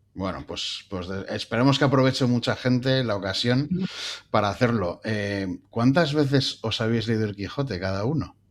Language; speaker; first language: Spanish; native; Spanish